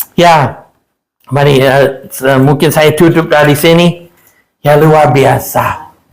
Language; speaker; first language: Malay; non-native, fluent; English